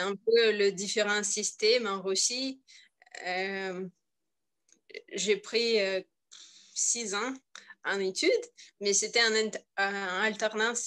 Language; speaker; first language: French; non-native, learner; Russian